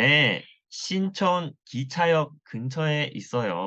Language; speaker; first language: Korean; non-native, learner; Thai